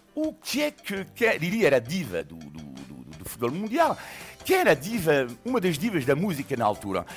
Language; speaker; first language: Portuguese; non-native, fluent; French